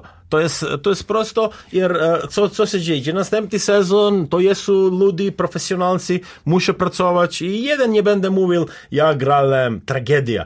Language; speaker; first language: Polish; non-native, learner; Serbian